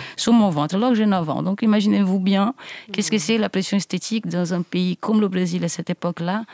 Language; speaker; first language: French; non-native, fluent; Portuguese